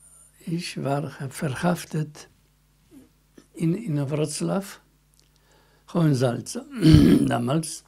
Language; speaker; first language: German; non-native, learner; Polish